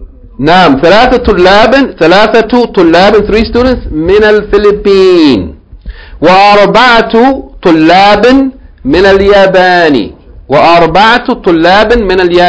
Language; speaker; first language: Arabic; non-native, fluent; English